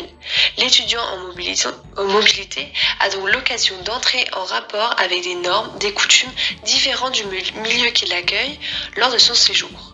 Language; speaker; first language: French; native; French